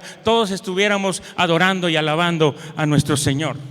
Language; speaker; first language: Spanish; native; Spanish